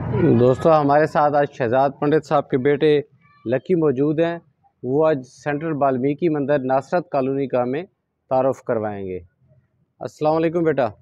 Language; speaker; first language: Urdu; non-native, local second language; Punjabi